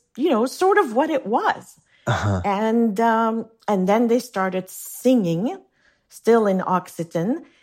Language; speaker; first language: English; non-native, fluent; French